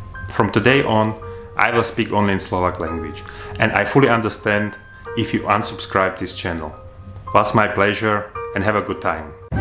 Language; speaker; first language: English; non-native, fluent; Slovak